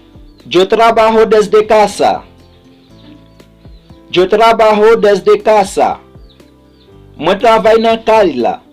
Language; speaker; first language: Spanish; non-native, learner; Haitian Creole